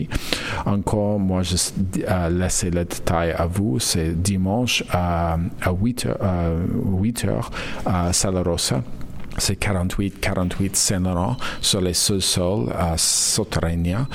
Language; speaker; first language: French; non-native, learner; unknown